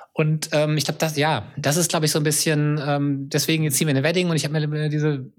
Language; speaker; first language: German; native; German